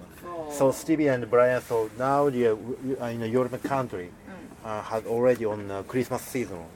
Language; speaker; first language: English; non-native, learner; Japanese